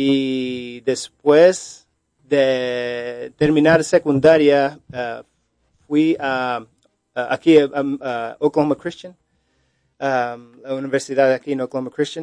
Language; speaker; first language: Spanish; early bilingual, heritage; Spanish